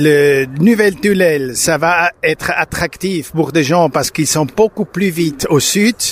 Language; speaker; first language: French; non-native, local second language; German